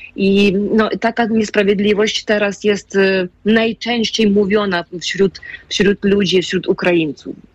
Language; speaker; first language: Polish; non-native, fluent; Ukrainian